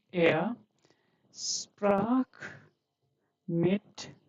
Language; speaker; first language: German; non-native, fluent; Hindi